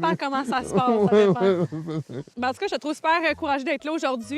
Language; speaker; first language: French; native; French